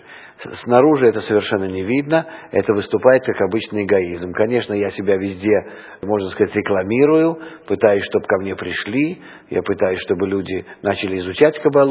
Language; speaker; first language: Russian; native; Russian